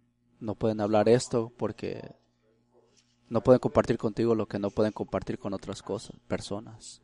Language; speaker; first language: Spanish; early bilingual, heritage; Spanish